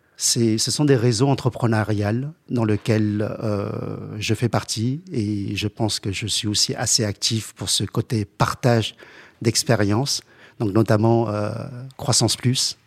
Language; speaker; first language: French; early bilingual, other home language; Chinese